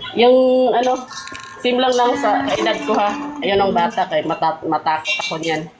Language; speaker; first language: Filipino; non-native, local second language; Cebuano